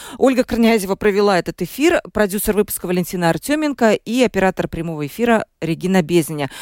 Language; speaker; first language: Russian; native; Russian